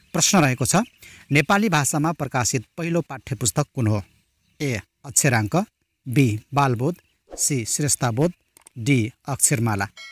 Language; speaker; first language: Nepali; non-native, local second language; Rana Tharu